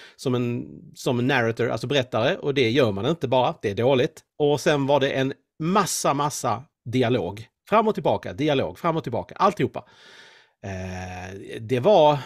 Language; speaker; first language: Swedish; native; Swedish